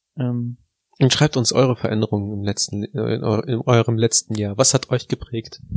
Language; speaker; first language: German; early bilingual, other home language; Russian